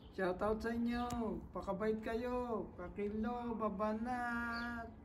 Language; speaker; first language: Filipino; native; Filipino